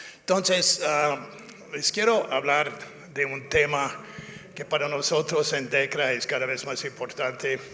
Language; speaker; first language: Spanish; non-native, fluent; English